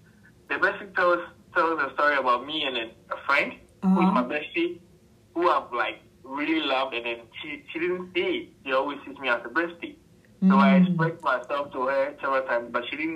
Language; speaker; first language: English; non-native, local second language; Akan